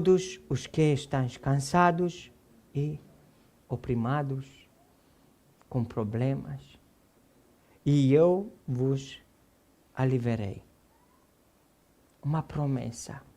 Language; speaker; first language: Portuguese; non-native, fluent; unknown